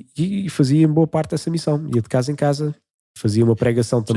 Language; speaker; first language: Portuguese; native; Portuguese